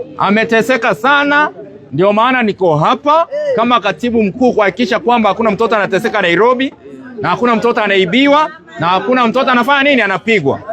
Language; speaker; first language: Swahili; native; Swahili